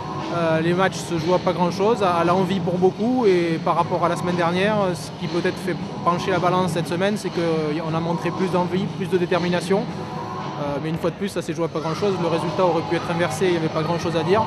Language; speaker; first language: French; native; French